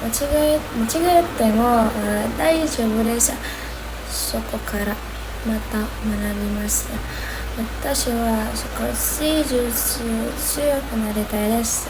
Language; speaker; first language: Japanese; non-native, learner; Indonesian